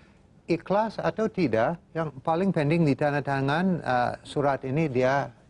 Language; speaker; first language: Indonesian; non-native, fluent; English